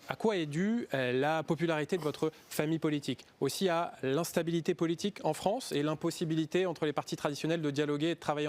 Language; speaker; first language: French; native; French